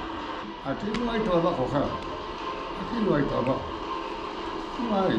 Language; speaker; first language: Spanish; non-native, learner; Arabic